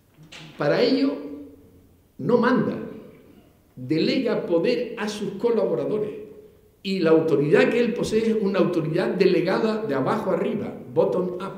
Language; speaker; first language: Spanish; native; Spanish